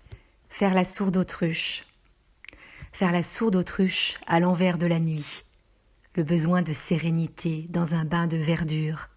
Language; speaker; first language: French; native; French